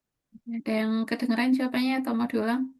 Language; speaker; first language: Indonesian; native; Indonesian